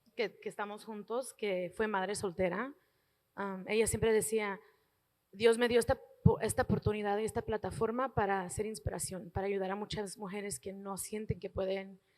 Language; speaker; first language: Spanish; early bilingual, heritage; Spanish